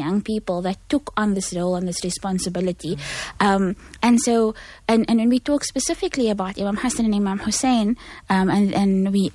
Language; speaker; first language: English; native; English